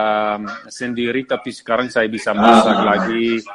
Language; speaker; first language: Indonesian; non-native, fluent; Dutch